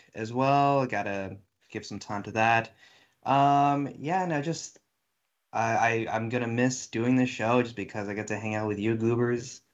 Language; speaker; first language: English; native; English